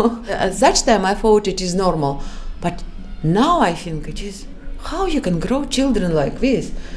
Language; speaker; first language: English; non-native, fluent; Russian